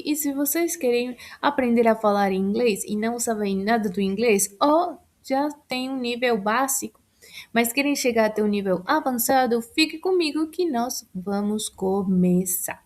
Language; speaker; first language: Portuguese; non-native, fluent; Spanish